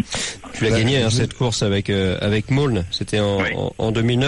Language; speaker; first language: French; native; French